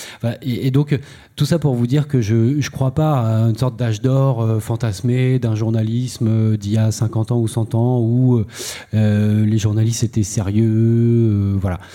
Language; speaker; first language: French; native; French